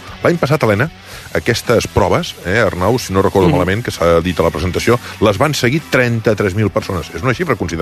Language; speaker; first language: Catalan; native; Catalan